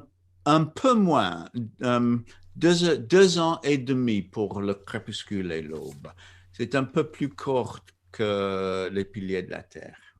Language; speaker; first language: French; non-native, fluent; English